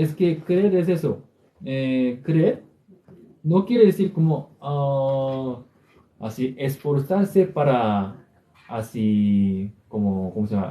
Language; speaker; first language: Spanish; non-native, learner; Korean